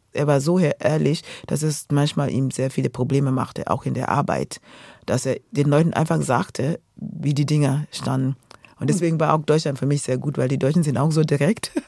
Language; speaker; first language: German; non-native, fluent; Luo (Kenya and Tanzania)